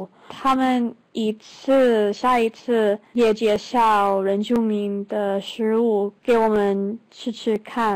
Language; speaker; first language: Chinese; non-native, learner; English